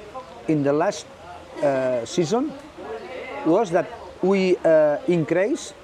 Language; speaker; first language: English; non-native, learner; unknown